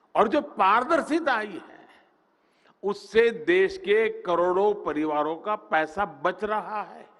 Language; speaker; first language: Hindi; non-native, local second language; Gujarati